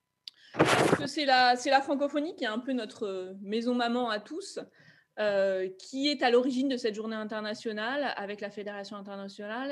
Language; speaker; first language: French; native; French